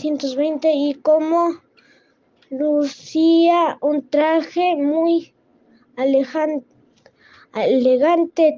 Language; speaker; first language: Spanish; non-native, learner; French